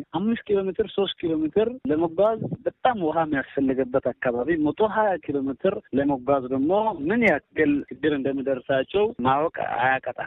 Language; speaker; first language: Amharic; non-native, local second language; Afar